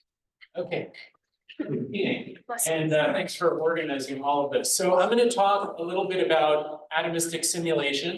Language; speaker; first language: English; native; English